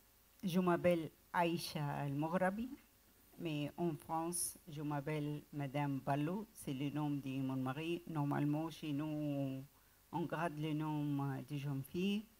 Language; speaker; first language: French; non-native, learner; Arabic